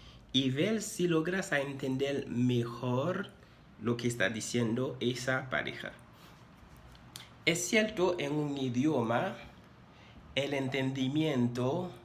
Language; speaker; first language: Spanish; non-native, fluent; Haitian Creole